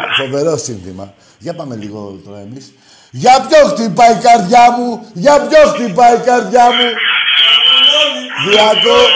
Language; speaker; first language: Greek; native; Greek